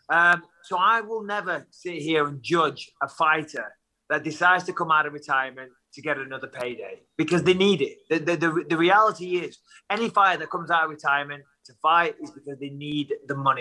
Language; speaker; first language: English; native; English